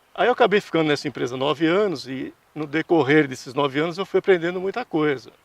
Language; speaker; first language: Portuguese; early bilingual, other home language; Italian